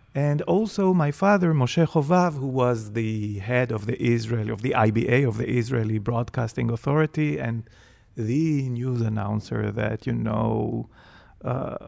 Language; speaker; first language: English; non-native, fluent; Hebrew